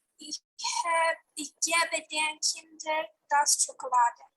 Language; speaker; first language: German; non-native, learner; Turkish